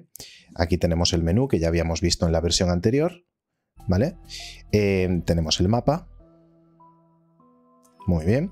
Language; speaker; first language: Spanish; native; Spanish